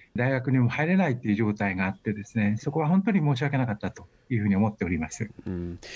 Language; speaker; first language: Japanese; native; Japanese